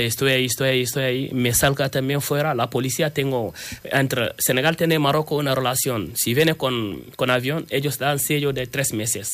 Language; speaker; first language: Spanish; non-native, learner; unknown